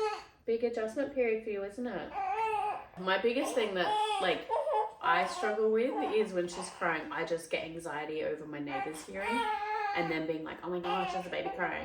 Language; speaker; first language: English; native; English